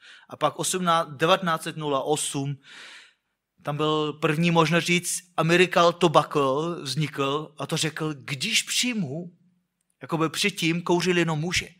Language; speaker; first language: Czech; non-native, fluent; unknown